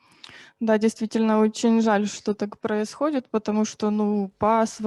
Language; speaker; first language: Russian; non-native, local second language; Ukrainian